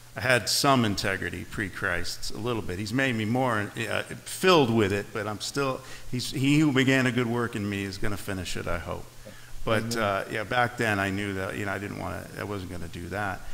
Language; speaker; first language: English; native; English